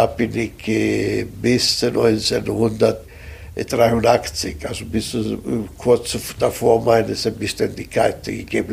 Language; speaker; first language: German; non-native, fluent; Italian